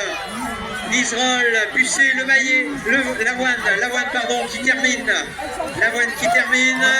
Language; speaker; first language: French; native; French